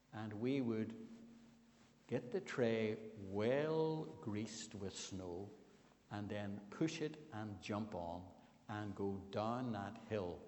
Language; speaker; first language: English; native; English